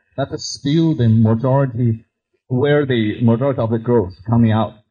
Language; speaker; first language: English; non-native, fluent; Chinese